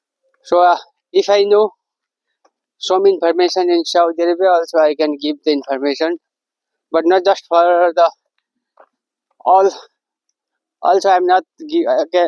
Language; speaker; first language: English; non-native, learner; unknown